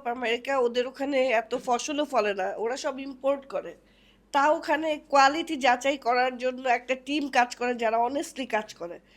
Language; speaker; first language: Bangla; native; Bangla